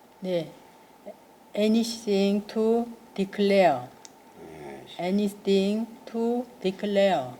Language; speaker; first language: English; non-native, learner; Korean